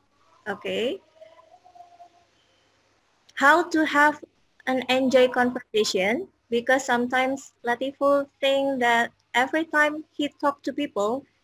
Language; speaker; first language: English; non-native, fluent; Indonesian